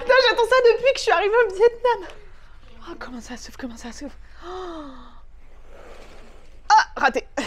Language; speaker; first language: French; native; French